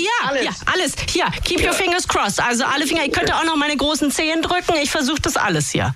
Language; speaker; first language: German; native; German